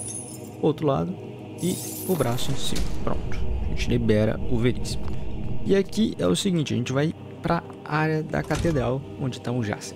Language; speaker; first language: Portuguese; native; Portuguese